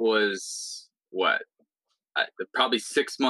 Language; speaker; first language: English; native; English